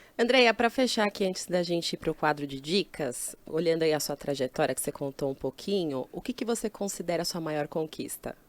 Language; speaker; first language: Portuguese; native; Portuguese